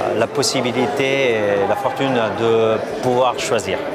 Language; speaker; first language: French; non-native, fluent; Italian